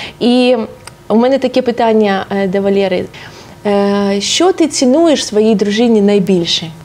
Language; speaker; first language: Ukrainian; non-native, local second language; Russian